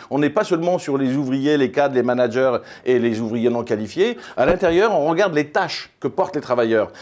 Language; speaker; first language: French; early bilingual, other home language; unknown